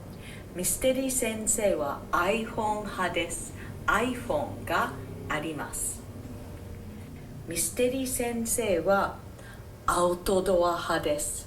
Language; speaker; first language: Japanese; non-native, fluent; English